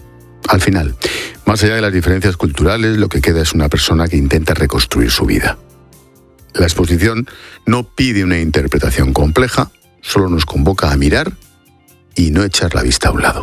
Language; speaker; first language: Spanish; native; Spanish